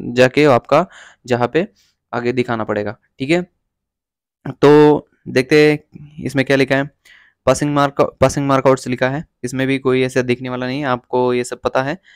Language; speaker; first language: Hindi; non-native, local second language; Marathi